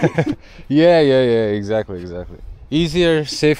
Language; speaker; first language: English; non-native, learner; Lithuanian